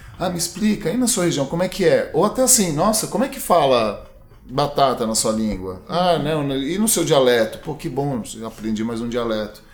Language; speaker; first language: Portuguese; native; Portuguese